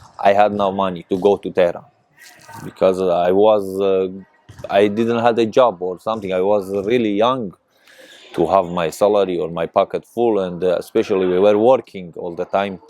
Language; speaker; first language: English; non-native, learner; Persian